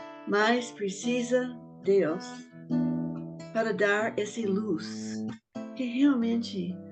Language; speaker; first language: Portuguese; non-native, fluent; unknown